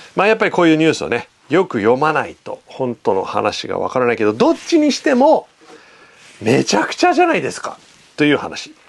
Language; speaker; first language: Japanese; non-native, fluent; English